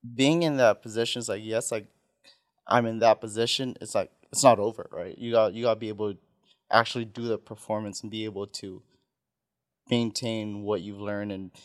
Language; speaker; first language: English; non-native, fluent; Filipino